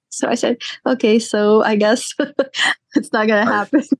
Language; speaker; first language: English; non-native, local second language; Filipino